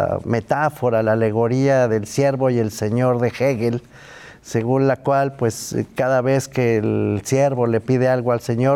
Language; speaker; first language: Spanish; native; Spanish